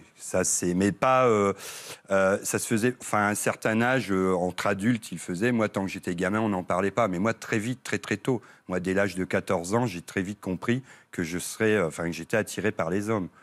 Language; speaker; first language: French; native; French